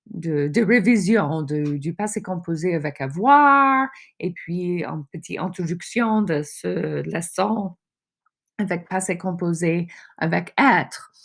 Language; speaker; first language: French; non-native, fluent; English